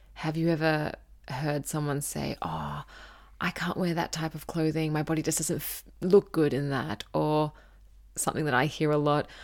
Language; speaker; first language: English; native; English